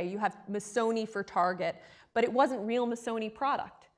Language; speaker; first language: English; native; English